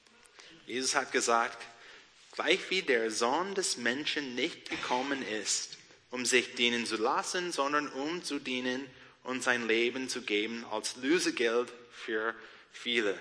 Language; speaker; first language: German; non-native, learner; English